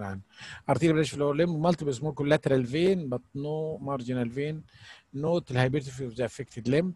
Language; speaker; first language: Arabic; native; Arabic